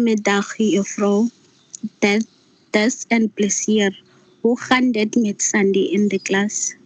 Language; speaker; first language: Dutch; non-native, learner; Afrikaans